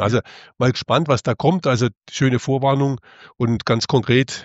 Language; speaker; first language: German; native; German